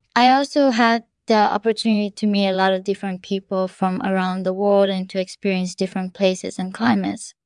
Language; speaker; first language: English; non-native, fluent; Korean